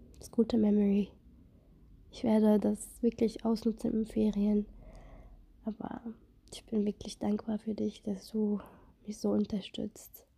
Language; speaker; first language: German; non-native, fluent; Russian